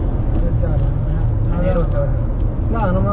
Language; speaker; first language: Arabic; native; Arabic